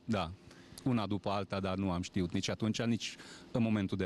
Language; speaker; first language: Romanian; non-native, local second language; Hungarian